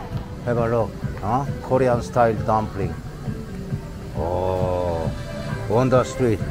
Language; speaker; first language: English; non-native, learner; Korean